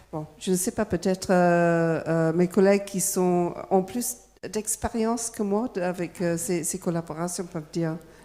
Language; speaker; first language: French; non-native, fluent; English